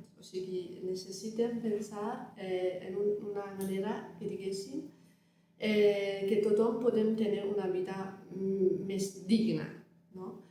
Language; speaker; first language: Catalan; non-native, learner; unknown